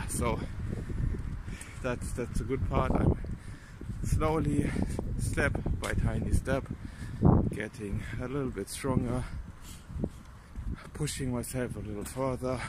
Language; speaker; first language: English; non-native, fluent; German